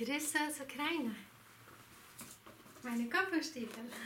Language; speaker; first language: German; non-native, learner; Swedish